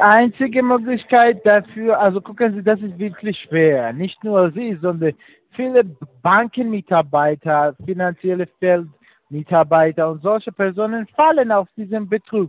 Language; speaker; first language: German; non-native, fluent; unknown